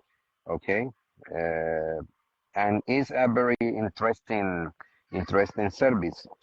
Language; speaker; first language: English; non-native, learner; Spanish